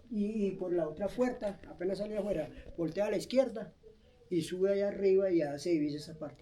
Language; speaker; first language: Spanish; native; Spanish